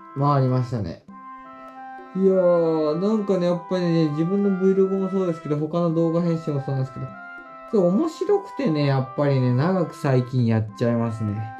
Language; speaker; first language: Japanese; native; Japanese